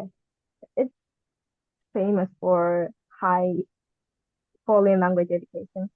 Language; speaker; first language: English; non-native, learner; Japanese